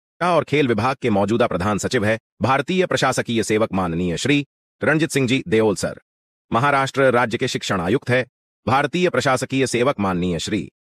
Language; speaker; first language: Hindi; non-native, local second language; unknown